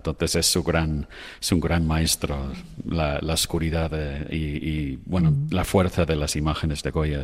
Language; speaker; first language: Spanish; non-native, fluent; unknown